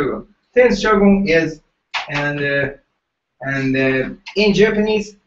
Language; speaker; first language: English; non-native, learner; Japanese